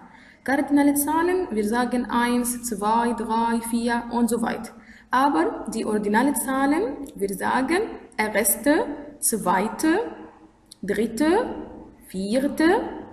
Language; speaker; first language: German; non-native, fluent; Arabic